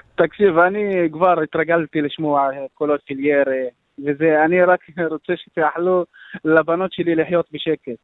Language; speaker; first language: Hebrew; non-native, local second language; Arabic